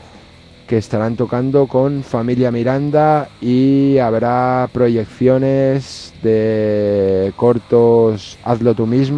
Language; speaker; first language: Spanish; native; Spanish